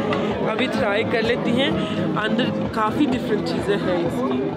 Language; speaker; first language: Hindi; non-native, fluent; Turkish